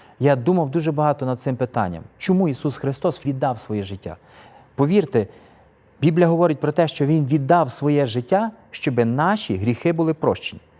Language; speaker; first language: Ukrainian; native; Ukrainian